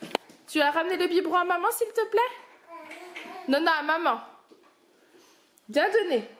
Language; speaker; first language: French; native; French